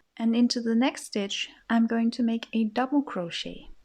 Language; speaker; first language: English; non-native, fluent; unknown